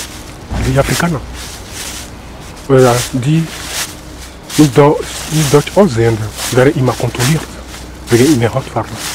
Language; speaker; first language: German; non-native, learner; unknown